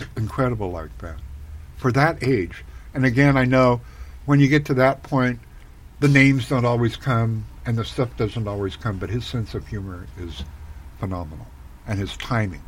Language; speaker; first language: English; native; English